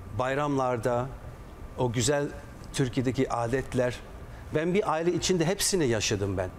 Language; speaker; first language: Turkish; non-native, fluent; English